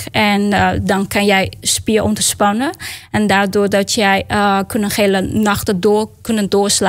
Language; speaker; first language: Dutch; non-native, fluent; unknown